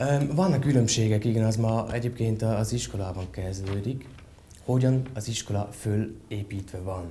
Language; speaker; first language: Hungarian; non-native, fluent; German